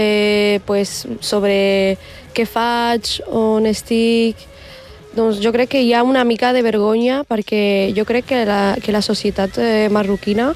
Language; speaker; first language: Catalan; early bilingual, other home language; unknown